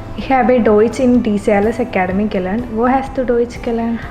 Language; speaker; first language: German; non-native, learner; Malayalam